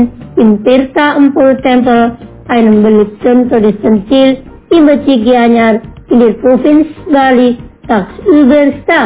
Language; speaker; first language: German; non-native, fluent; Indonesian